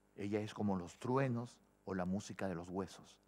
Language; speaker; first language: Spanish; native; Spanish